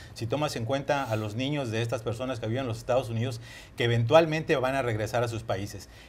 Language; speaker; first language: Spanish; native; Spanish